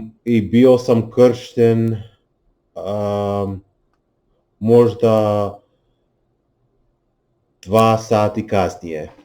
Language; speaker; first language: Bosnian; non-native, learner; English